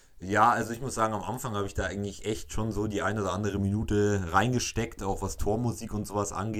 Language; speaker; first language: German; native; German